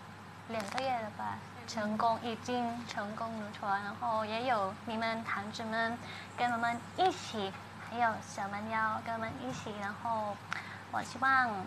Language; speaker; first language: Chinese; non-native, learner; Thai